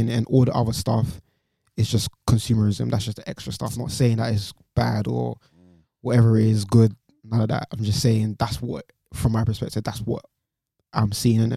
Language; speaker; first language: English; native; English